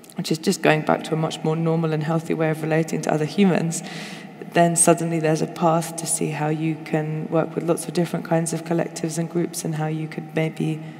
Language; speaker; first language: English; native; English